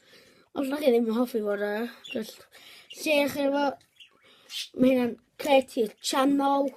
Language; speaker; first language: Welsh; non-native, local second language; English